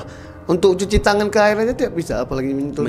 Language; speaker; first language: Indonesian; native; Indonesian